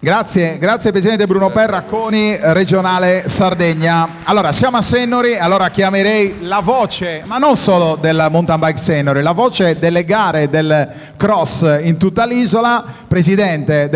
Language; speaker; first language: Italian; native; Italian